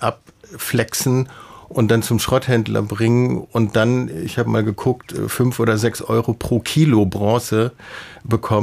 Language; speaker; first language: German; native; German